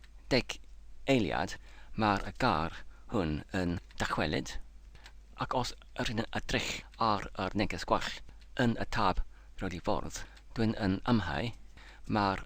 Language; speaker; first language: Welsh; non-native, learner; English